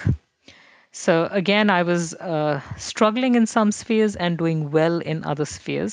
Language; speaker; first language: English; non-native, local second language; Hindi